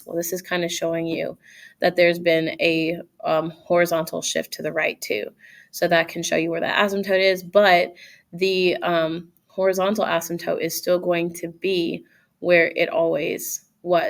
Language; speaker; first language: English; native; English